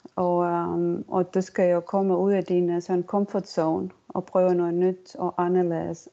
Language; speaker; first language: Danish; non-native, fluent; Estonian